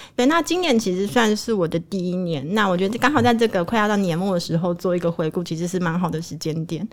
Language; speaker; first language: Chinese; native; Chinese